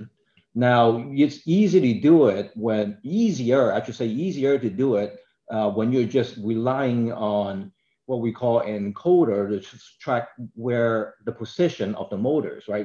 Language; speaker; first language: English; non-native, local second language; Cantonese